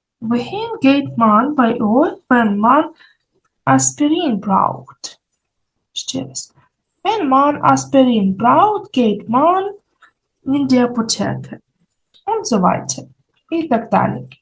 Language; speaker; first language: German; non-native, fluent; Ukrainian